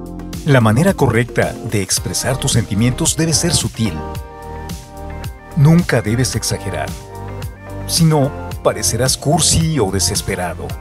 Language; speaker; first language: Spanish; native; Spanish